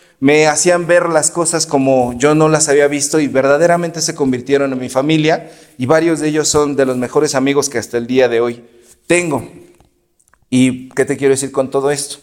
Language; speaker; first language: Spanish; native; Spanish